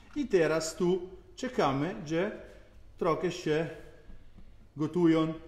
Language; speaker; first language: Polish; non-native, learner; Italian